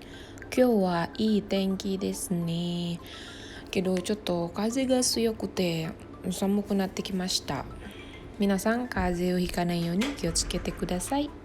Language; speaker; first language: Japanese; non-native, learner; Indonesian